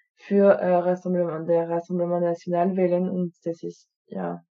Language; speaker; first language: German; non-native, fluent; French